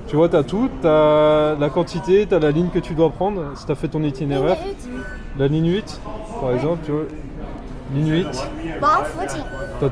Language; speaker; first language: French; native; French